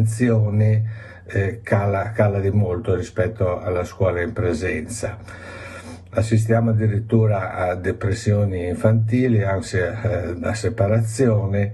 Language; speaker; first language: Italian; native; Italian